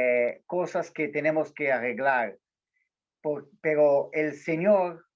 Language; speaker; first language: Spanish; non-native, learner; Portuguese